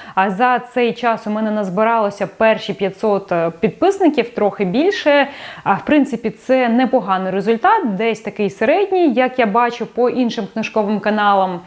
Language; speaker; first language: Ukrainian; non-native, local second language; Russian